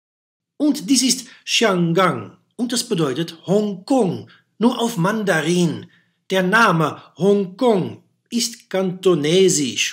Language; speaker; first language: German; non-native, fluent; Dutch